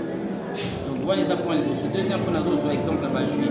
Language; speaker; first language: French; non-native, local second language; Lingala